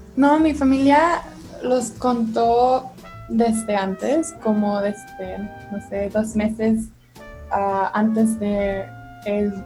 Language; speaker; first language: Spanish; non-native, learner; German